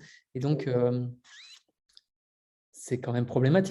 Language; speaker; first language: French; native; French